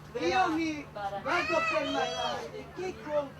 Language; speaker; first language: Italian; non-native, learner; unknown